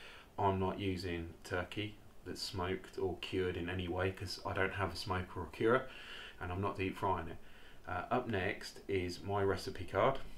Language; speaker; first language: English; native; English